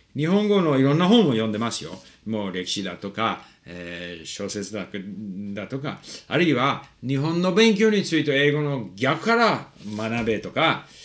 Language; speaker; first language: Japanese; non-native, fluent; English